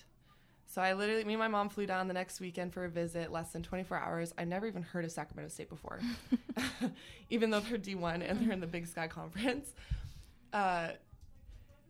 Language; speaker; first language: English; native; English